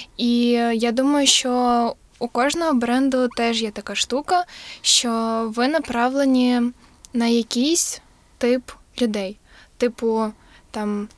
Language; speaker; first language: Ukrainian; native; Ukrainian